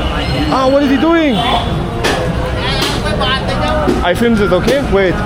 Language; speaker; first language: English; non-native, learner; Turkish